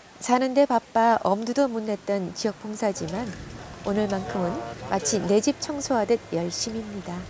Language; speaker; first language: Korean; native; Korean